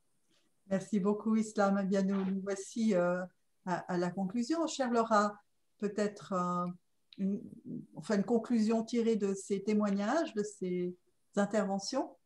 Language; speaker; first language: French; native; French